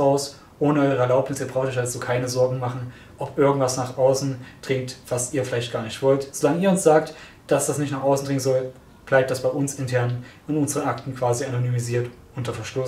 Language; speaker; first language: German; native; German